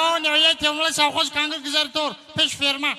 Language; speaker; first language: Russian; non-native, learner; Tajik